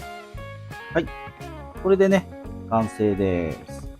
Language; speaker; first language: Japanese; native; Japanese